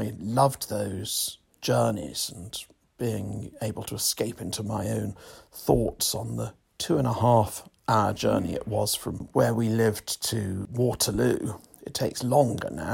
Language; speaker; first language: English; native; English